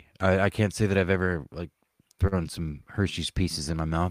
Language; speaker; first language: English; native; English